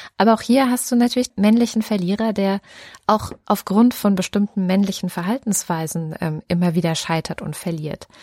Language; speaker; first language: German; native; German